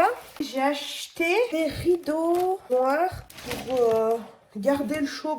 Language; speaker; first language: French; native; French